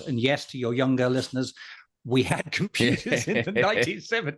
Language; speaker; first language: English; native; English